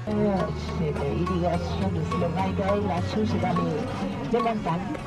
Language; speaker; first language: French; non-native, fluent; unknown